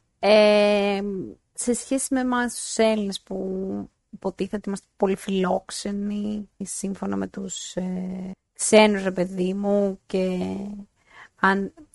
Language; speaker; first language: Greek; native; Greek